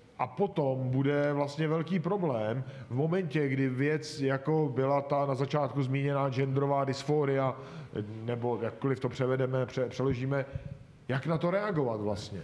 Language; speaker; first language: Czech; native; Czech